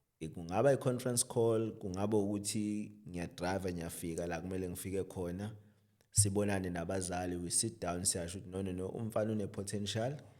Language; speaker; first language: Zulu; native; Zulu